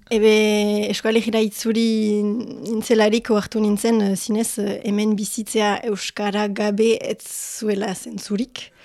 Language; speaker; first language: Basque; non-native, local second language; French